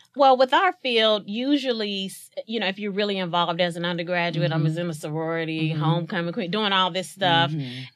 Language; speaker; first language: English; native; English